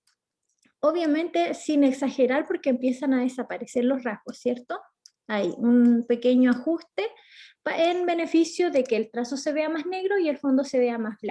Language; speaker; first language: Spanish; native; Spanish